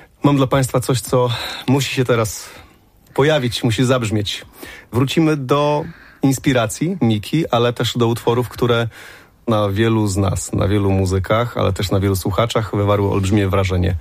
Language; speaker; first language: Polish; native; Polish